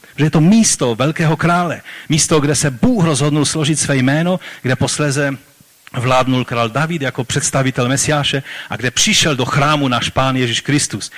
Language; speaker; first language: Czech; native; Czech